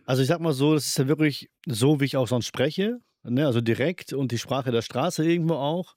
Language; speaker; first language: German; early bilingual, other home language; Urdu